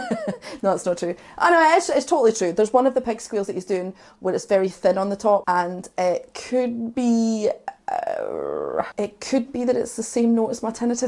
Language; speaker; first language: English; native; English